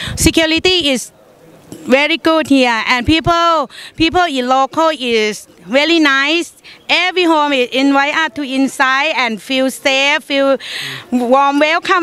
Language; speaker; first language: English; non-native, learner; Thai